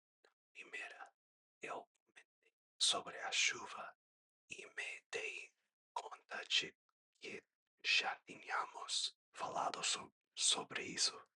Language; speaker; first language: Portuguese; non-native, learner; English